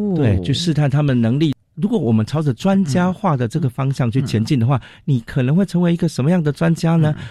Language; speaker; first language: Chinese; native; Chinese